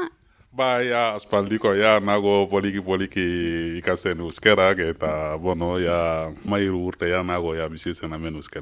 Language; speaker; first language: Basque; non-native, learner; Serer